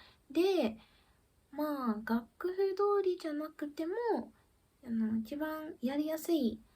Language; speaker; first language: Japanese; early bilingual, heritage; Japanese